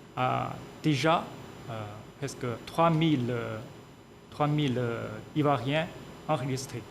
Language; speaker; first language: French; non-native, fluent; Chinese